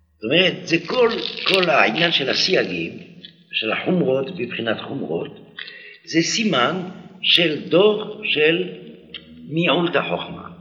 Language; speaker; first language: Hebrew; non-native, fluent; French